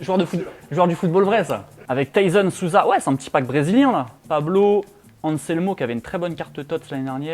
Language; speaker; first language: French; native; French